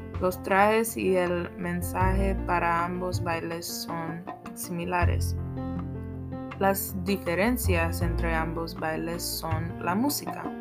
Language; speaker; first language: Spanish; non-native, learner; English